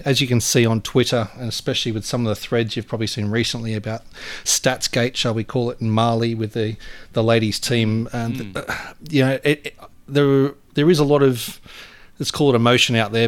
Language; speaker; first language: English; native; English